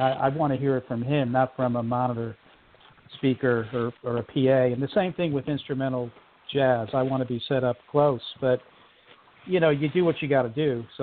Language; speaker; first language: English; native; English